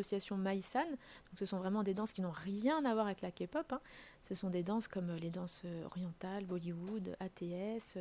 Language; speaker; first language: French; native; French